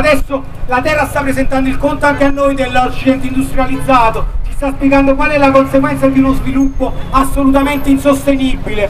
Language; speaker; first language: Italian; native; Italian